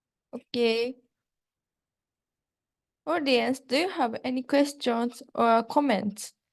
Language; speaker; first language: English; non-native, fluent; Japanese